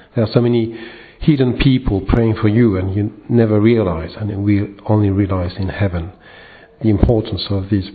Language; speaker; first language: English; non-native, fluent; French